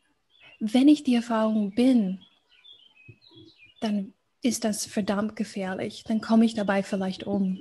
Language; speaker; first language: German; non-native, fluent; English